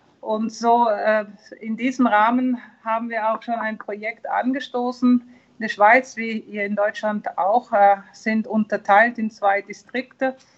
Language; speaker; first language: German; early bilingual, heritage; German